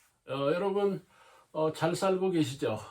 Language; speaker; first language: Korean; native; Korean